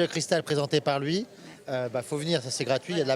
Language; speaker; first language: French; native; French